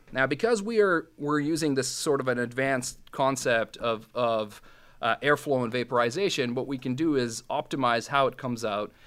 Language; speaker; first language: English; non-native, fluent; Serbian